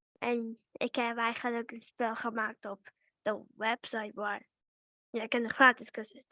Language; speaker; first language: Dutch; early bilingual, other home language; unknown